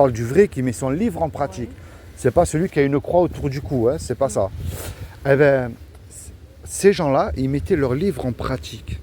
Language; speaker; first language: French; native; French